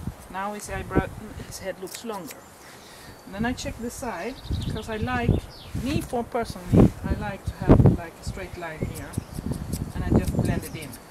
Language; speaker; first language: English; non-native, fluent; Swedish